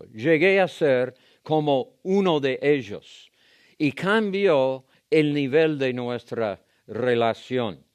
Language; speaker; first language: Spanish; non-native, fluent; English